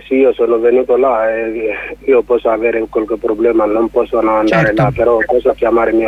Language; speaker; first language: Italian; non-native, learner; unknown